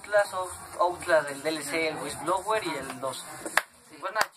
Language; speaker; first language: Spanish; native; Spanish